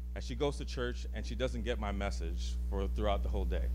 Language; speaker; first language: English; native; English